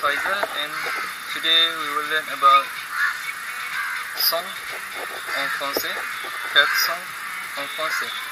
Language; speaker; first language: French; non-native, fluent; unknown